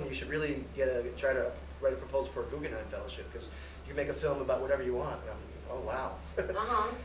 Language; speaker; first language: English; native; English